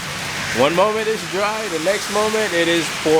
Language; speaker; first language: English; native; English